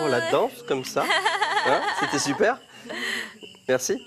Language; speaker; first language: French; native; French